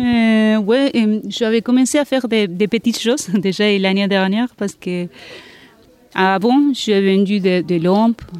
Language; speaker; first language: French; non-native, learner; Spanish